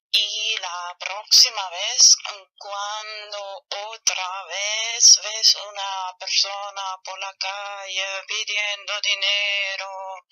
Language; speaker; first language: Spanish; non-native, fluent; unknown